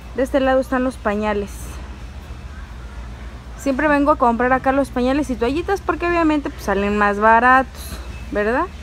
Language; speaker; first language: Spanish; native; Spanish